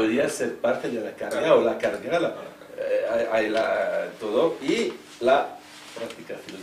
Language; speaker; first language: Spanish; non-native, fluent; French